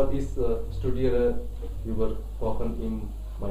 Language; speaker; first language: German; non-native, learner; Hindi